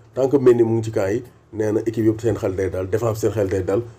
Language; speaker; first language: French; non-native, local second language; Wolof